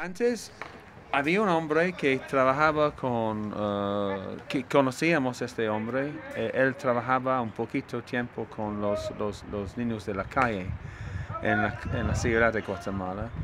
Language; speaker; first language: Spanish; non-native, learner; English